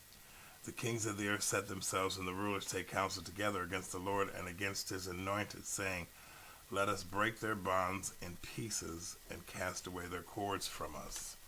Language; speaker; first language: English; native; English